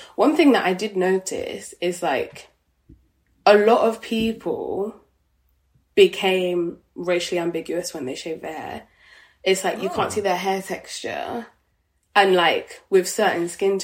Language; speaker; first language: English; native; English